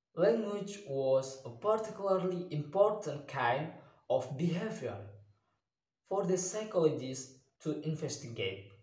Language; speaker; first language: English; non-native, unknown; Indonesian